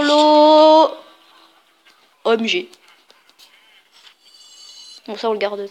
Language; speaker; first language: French; native; French